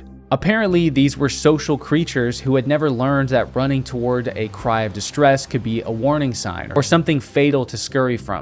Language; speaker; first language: English; native; English